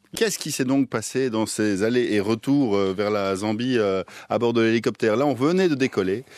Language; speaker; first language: French; native; French